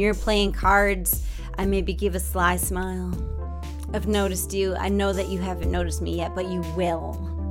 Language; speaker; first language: English; native; English